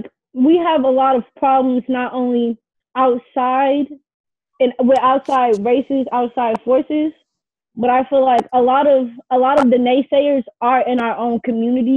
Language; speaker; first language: English; native; English